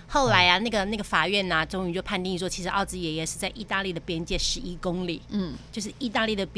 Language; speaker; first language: Chinese; native; Chinese